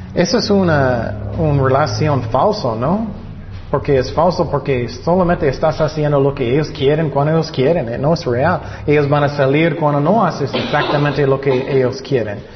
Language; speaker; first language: Spanish; non-native, fluent; English